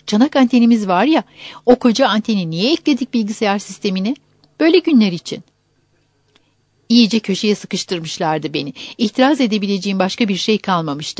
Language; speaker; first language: Turkish; native; Turkish